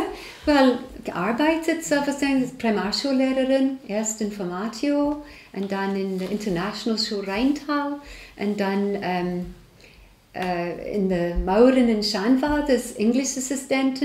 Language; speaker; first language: German; non-native, learner; English